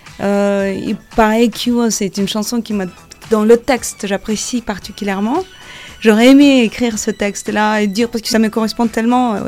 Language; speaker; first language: French; non-native, fluent; Russian